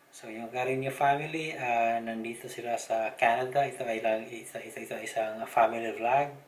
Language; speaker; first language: Filipino; non-native, local second language; Cebuano